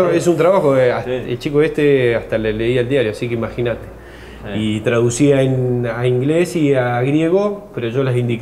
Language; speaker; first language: Spanish; native; Spanish